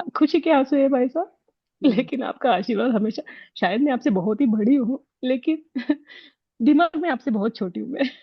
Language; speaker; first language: Hindi; non-native, local second language; Kannada